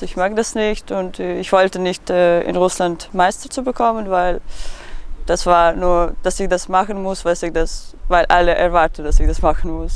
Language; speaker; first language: German; non-native, learner; Russian